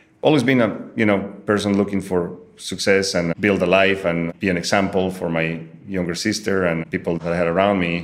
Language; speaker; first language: English; non-native, fluent; Spanish